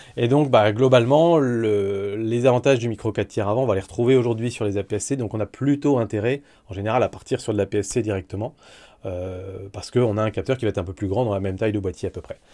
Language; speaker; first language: French; native; French